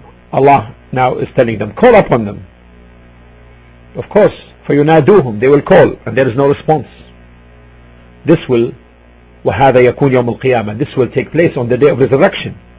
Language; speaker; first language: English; non-native, fluent; Arabic